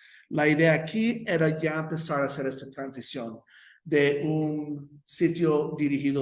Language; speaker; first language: Spanish; non-native, fluent; English